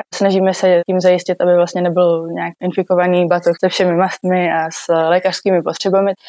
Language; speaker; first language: Czech; native; Czech